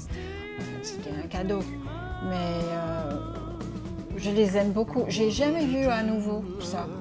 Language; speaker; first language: French; non-native, fluent; English